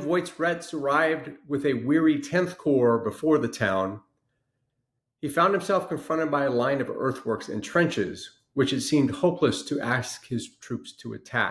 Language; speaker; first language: English; native; English